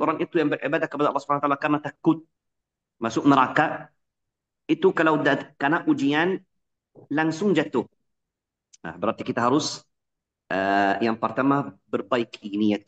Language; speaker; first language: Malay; non-native, fluent; Arabic